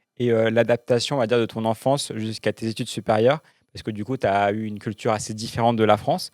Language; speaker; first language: French; native; French